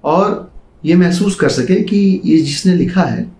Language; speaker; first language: Hindi; native; Hindi